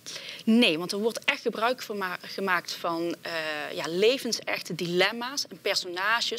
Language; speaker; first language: Dutch; native; Dutch